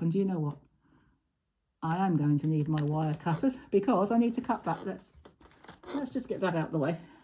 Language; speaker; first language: English; native; English